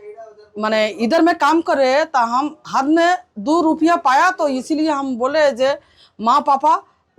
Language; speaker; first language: Hindi; non-native, local second language; Bangla